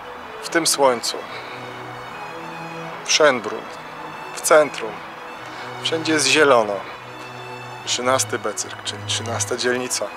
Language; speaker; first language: Polish; native; Polish